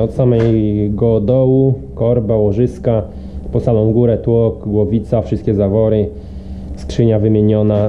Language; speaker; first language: Polish; native; Polish